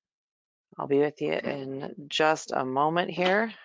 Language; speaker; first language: English; native; English